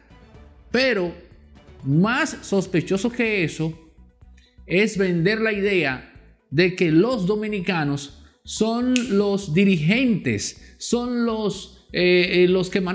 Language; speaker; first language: Spanish; native; Spanish